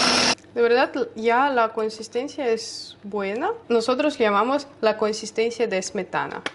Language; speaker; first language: Spanish; non-native, learner; Russian